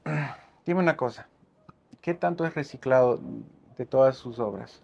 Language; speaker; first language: Spanish; non-native, fluent; English